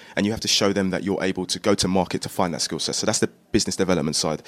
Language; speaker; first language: English; native; English